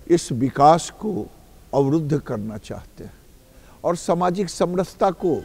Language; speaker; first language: Hindi; native; Hindi